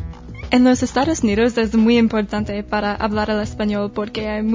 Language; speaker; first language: Spanish; non-native, learner; English